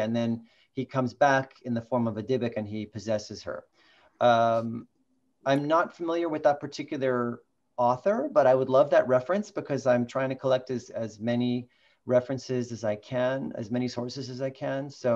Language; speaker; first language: English; native; English